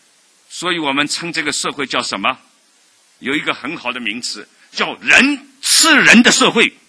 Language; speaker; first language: Chinese; native; Chinese